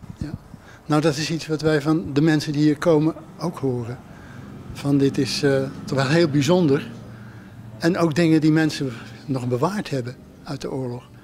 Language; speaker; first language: Dutch; native; Dutch